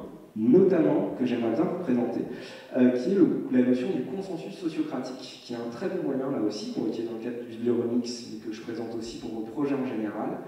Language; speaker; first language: French; native; French